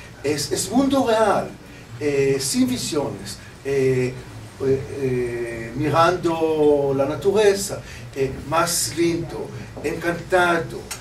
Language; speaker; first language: Spanish; non-native, learner; Hebrew